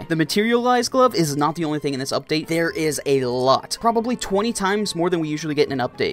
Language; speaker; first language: English; native; English